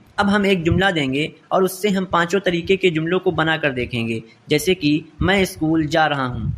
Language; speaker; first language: Urdu; native; Urdu